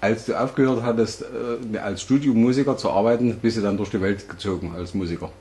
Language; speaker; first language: German; native; German